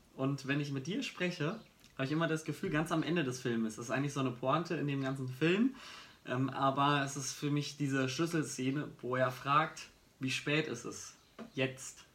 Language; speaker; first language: German; native; German